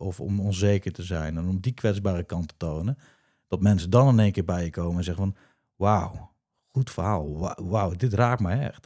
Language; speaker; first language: Dutch; native; Dutch